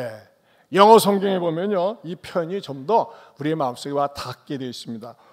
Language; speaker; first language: Korean; native; Korean